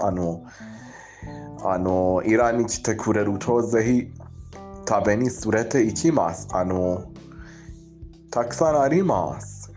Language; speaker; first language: Japanese; non-native, learner; Persian